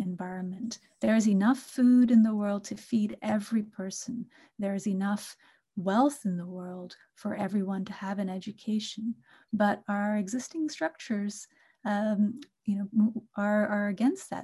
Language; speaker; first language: English; non-native, local second language; Bangla